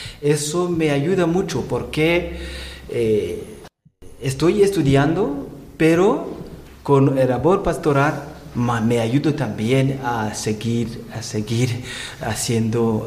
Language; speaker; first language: Spanish; non-native, learner; Rundi